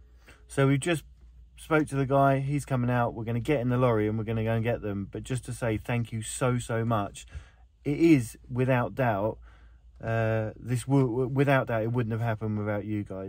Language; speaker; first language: English; native; English